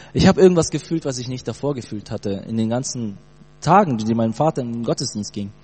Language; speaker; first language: German; early bilingual, other home language; Portuguese